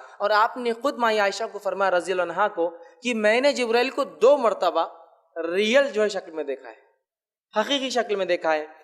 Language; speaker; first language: Urdu; native; Urdu